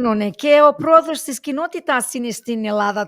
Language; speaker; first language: Greek; early bilingual, heritage; English